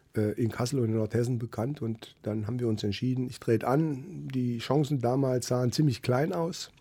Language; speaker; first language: German; native; German